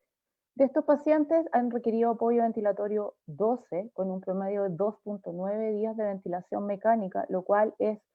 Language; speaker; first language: Spanish; native; Spanish